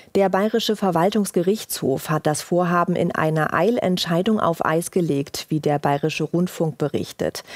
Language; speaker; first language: German; native; German